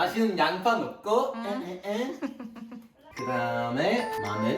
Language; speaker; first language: Korean; non-native, learner; Swedish